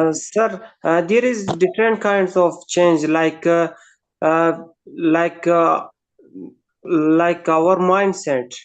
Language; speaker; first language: English; non-native, learner; Persian